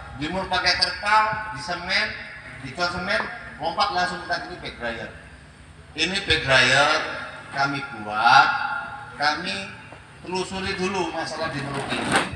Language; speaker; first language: Indonesian; native; Indonesian